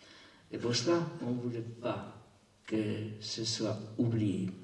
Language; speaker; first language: French; non-native, local second language; German